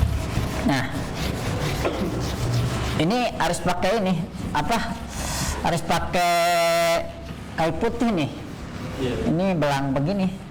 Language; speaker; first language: Indonesian; native; Indonesian